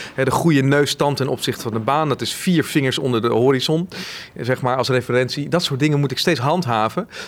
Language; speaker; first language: Dutch; native; Dutch